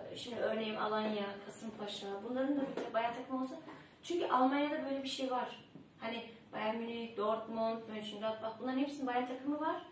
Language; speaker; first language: Turkish; early bilingual, heritage; Turkish